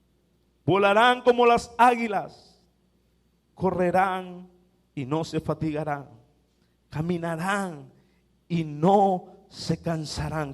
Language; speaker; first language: Spanish; native; Spanish